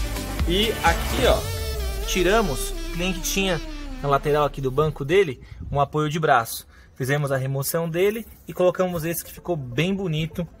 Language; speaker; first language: Portuguese; native; Portuguese